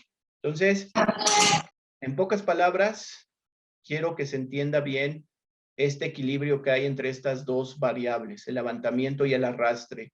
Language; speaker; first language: Spanish; native; Spanish